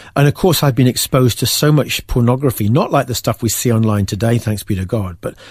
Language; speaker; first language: English; native; English